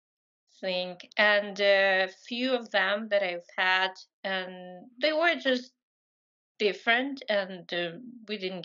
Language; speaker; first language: English; non-native, fluent; Ukrainian